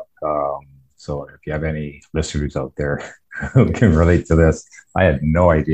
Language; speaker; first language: English; native; English